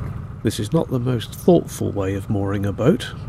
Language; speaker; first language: English; native; English